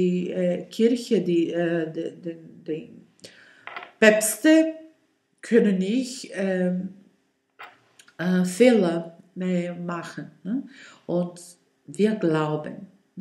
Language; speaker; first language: German; non-native, learner; Portuguese